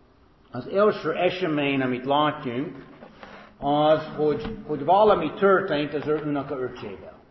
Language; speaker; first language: Hungarian; non-native, fluent; English